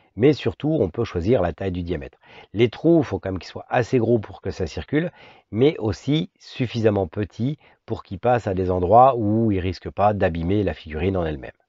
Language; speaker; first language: French; native; French